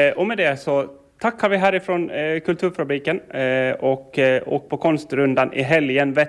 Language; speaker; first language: Swedish; native; Swedish